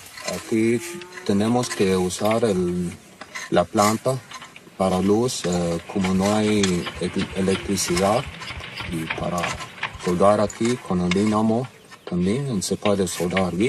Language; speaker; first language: Spanish; non-native, local second language; Plautdietsch